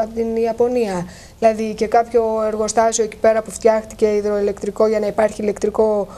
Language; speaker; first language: Greek; native; Greek